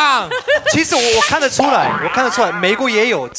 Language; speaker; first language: Chinese; non-native, fluent; French